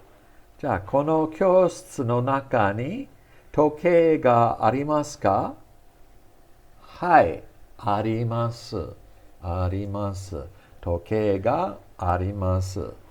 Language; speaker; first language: Japanese; non-native, fluent; English